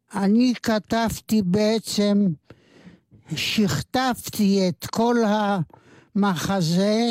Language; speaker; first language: Hebrew; non-native, fluent; Yiddish